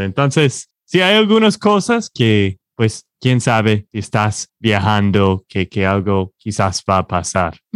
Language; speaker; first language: Spanish; non-native, fluent; English